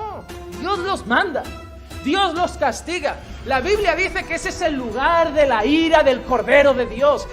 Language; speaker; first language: Spanish; native; Spanish